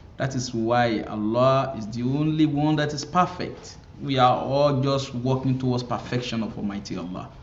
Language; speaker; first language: English; non-native, local second language; Yoruba